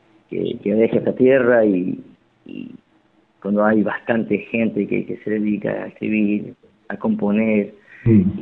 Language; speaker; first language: Spanish; native; Spanish